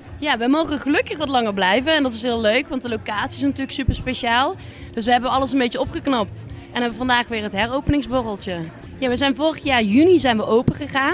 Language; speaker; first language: Dutch; native; Dutch